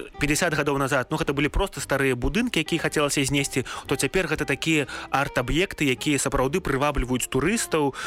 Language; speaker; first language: Belarusian; native; Belarusian